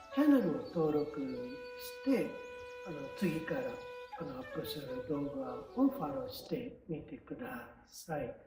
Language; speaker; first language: Japanese; non-native, learner; Tamil